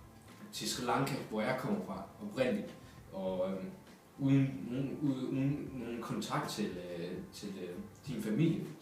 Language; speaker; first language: Danish; early bilingual, other home language; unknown